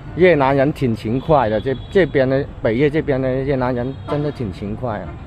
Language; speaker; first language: Chinese; native; Chinese